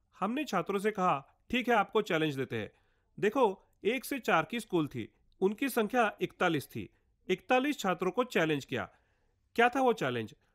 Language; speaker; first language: Hindi; non-native, local second language; Marathi